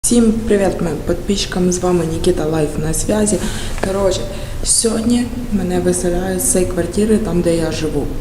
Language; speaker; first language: Ukrainian; native; Ukrainian